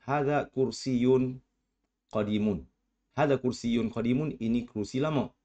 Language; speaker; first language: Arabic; non-native, fluent; Malay